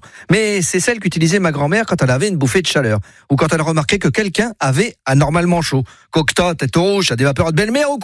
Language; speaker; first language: French; native; French